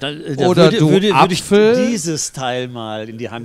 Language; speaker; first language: German; native; German